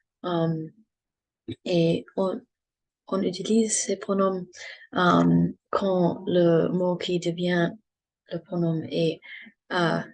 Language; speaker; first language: French; non-native, learner; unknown